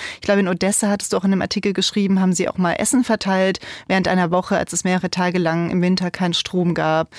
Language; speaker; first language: German; native; German